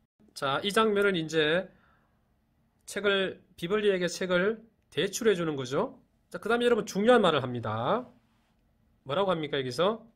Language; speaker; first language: Korean; native; Korean